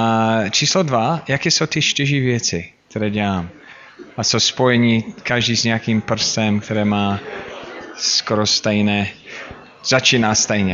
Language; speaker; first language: Czech; non-native, fluent; English